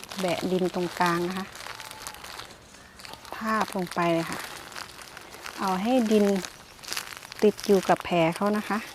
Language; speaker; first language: Thai; native; Thai